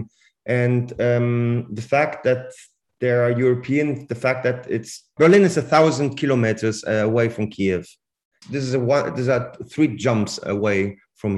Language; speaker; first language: English; non-native, fluent; Swiss German